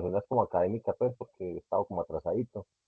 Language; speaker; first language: Spanish; native; Spanish